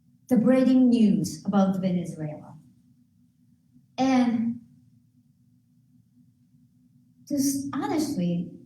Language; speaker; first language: English; non-native, fluent; Japanese